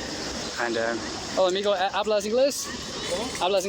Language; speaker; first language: Spanish; non-native, learner; English